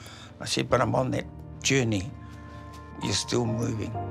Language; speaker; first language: English; native; English